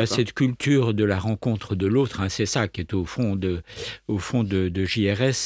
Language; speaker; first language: French; native; French